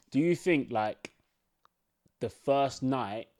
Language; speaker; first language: English; early bilingual, other home language; Yoruba